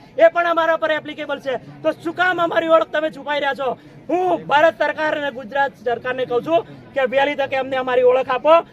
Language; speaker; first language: Gujarati; native; Gujarati